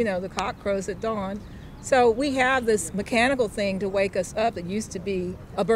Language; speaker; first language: English; native; English